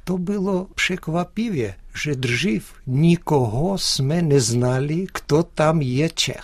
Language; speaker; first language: Czech; early bilingual, heritage; Russian